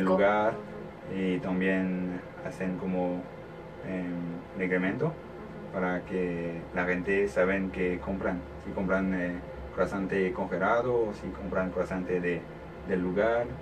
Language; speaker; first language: Spanish; non-native, learner; French